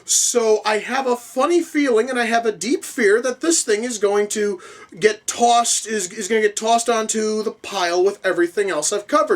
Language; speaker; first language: English; native; English